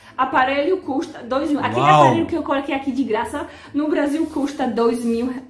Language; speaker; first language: Portuguese; non-native, fluent; Polish